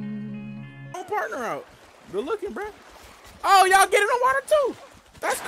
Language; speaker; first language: English; native; English